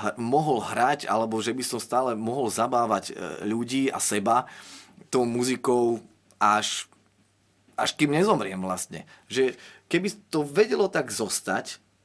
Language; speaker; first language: Slovak; native; Slovak